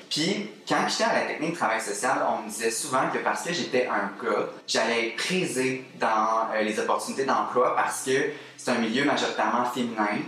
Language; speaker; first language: French; native; French